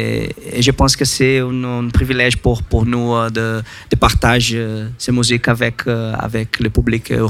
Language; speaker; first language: French; non-native, learner; Portuguese